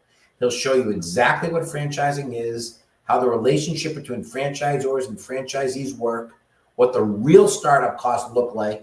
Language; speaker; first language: English; native; English